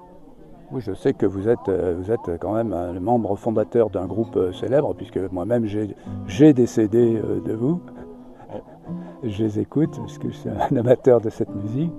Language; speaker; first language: French; native; French